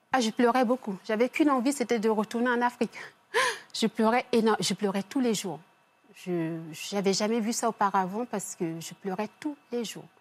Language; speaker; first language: French; early bilingual, other home language; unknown